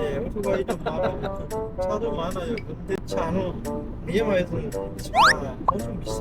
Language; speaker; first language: Korean; non-native, learner; Burmese